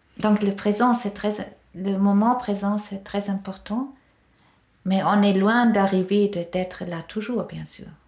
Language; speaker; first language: French; non-native, fluent; German